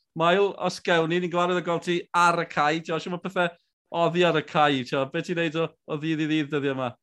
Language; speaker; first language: Welsh; native; Welsh